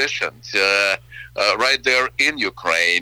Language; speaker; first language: English; non-native, fluent; Ukrainian